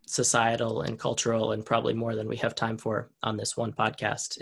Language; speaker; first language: English; native; English